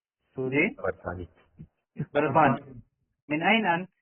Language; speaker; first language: Arabic; non-native, fluent; Urdu